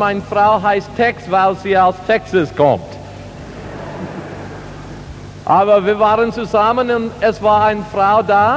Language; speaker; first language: German; non-native, learner; English